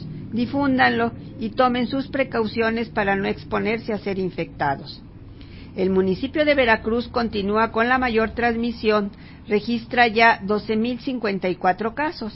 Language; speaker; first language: Spanish; native; Spanish